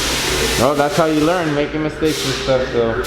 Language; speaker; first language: English; native; English